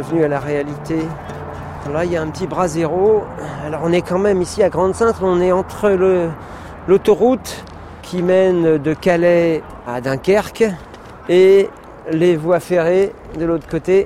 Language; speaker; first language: French; native; French